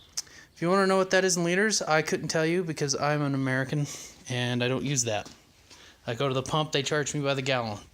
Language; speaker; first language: English; native; English